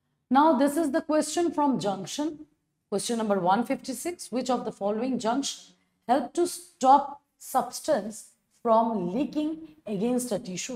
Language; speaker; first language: English; non-native, local second language; Assamese